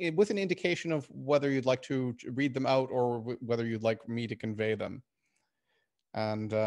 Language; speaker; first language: English; native; English